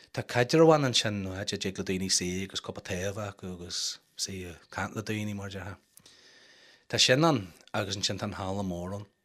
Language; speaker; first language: Irish; non-native, local second language; English